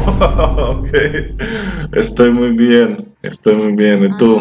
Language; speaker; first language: Portuguese; non-native, fluent; Russian